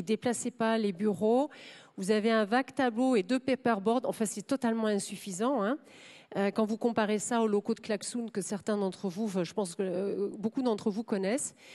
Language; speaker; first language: French; non-native, fluent; German